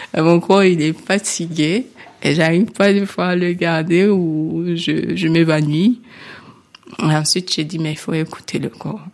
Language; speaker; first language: French; non-native, local second language; Kinyarwanda